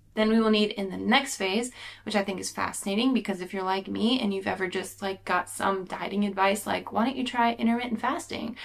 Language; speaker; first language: English; native; English